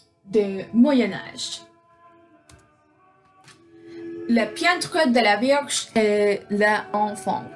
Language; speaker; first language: French; non-native, learner; English